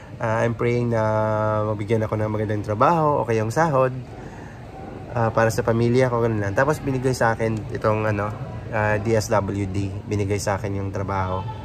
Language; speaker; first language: Filipino; non-native, local second language; Cebuano